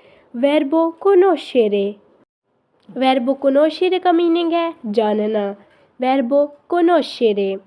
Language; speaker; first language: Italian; non-native, fluent; Urdu